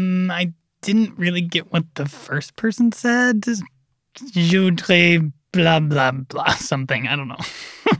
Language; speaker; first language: English; native; English